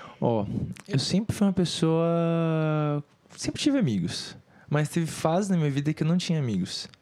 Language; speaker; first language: Portuguese; native; Portuguese